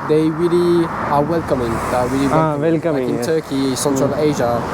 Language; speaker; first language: English; non-native, fluent; French